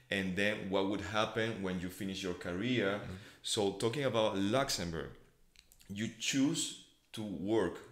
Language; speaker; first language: English; non-native, fluent; Spanish